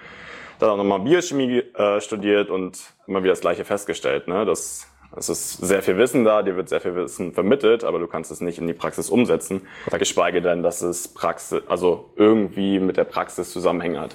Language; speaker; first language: German; native; German